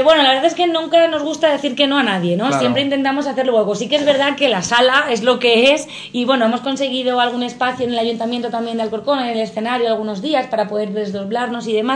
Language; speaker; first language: Spanish; native; Spanish